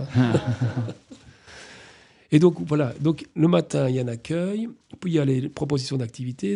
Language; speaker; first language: French; native; French